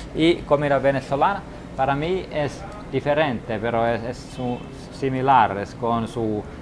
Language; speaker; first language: Spanish; non-native, learner; Finnish